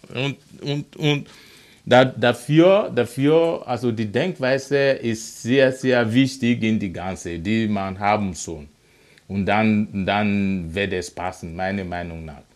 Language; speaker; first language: German; non-native, fluent; Yoruba